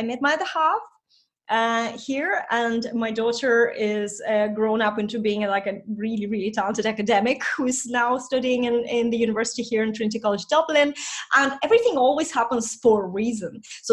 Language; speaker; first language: English; non-native, fluent; Russian